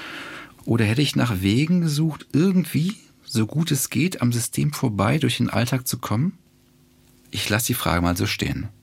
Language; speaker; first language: German; native; German